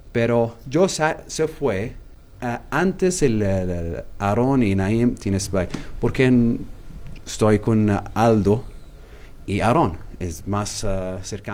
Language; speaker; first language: Spanish; non-native, learner; Arabic